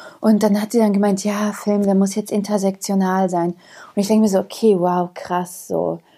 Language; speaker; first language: German; early bilingual, other home language; Croatian